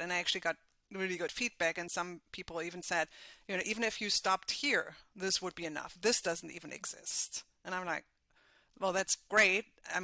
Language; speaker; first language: English; non-native, fluent; German